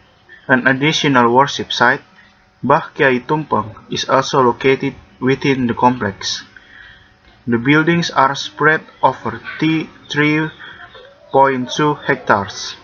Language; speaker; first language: English; non-native, learner; Indonesian